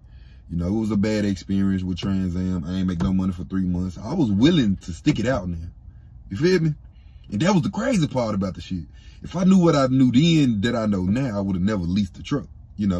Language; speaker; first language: English; native; English